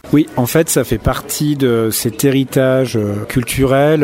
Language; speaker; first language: French; native; French